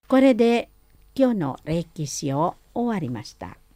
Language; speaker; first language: Japanese; non-native, fluent; Indonesian